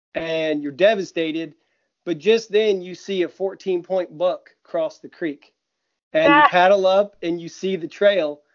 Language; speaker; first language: English; native; English